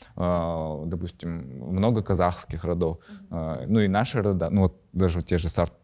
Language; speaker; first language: Russian; native; Russian